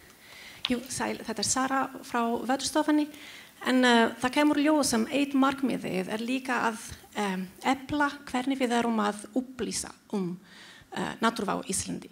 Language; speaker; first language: Icelandic; non-native, learner; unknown